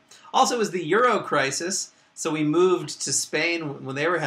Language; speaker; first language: English; native; English